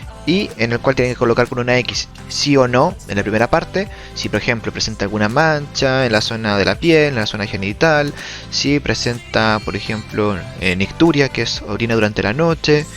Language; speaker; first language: Spanish; native; Spanish